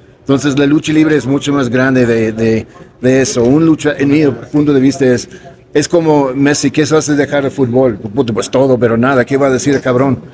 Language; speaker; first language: Spanish; non-native, fluent; English